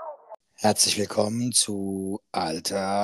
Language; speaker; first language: German; native; German